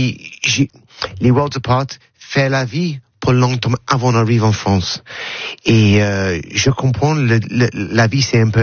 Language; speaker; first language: French; non-native, learner; English